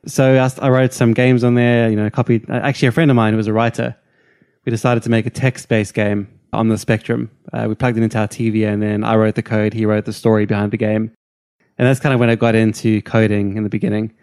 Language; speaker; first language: English; native; English